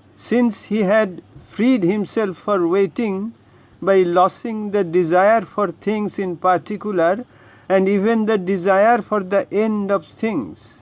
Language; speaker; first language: English; non-native, local second language; Bangla